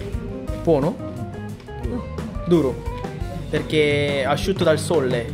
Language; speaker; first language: Italian; non-native, fluent; Korean